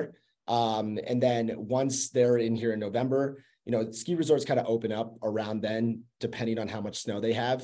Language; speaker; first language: English; native; English